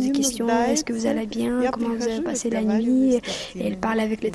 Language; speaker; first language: French; non-native, fluent; Russian